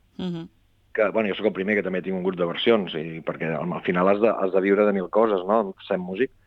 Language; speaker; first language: Catalan; native; Catalan